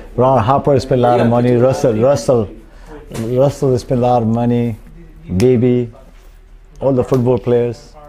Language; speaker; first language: English; non-native, local second language; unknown